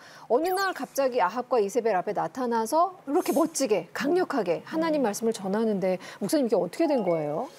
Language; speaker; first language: Korean; native; Korean